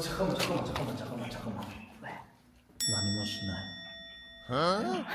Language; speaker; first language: Korean; native; Korean